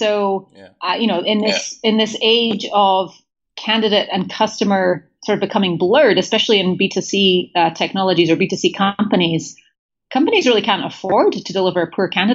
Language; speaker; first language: English; native; English